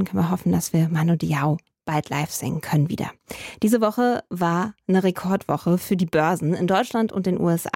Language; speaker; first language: German; native; German